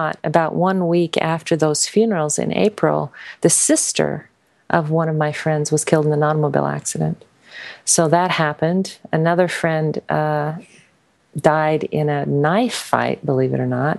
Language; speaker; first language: English; native; English